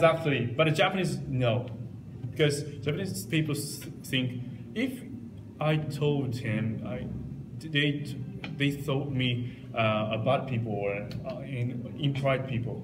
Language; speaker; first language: English; non-native, learner; Japanese